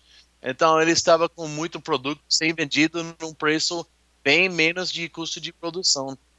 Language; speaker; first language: Portuguese; non-native, learner; English